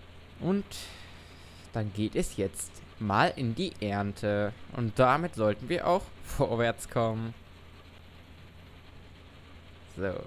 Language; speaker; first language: German; native; German